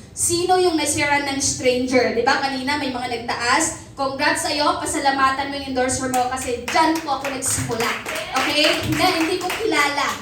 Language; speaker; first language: Filipino; non-native, local second language; Cebuano